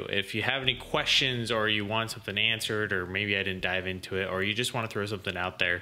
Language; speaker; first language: English; native; English